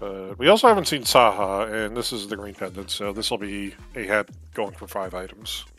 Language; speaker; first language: English; native; English